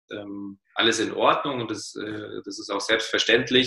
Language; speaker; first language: German; native; German